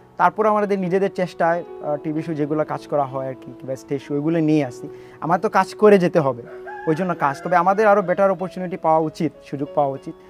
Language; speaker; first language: Bangla; native; Bangla